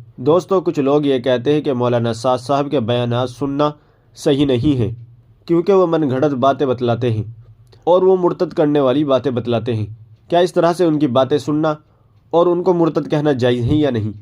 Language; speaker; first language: Urdu; native; Urdu